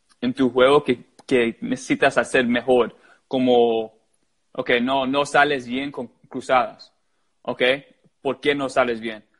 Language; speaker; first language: Spanish; early bilingual, heritage; English